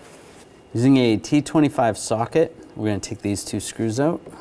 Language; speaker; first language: English; native; English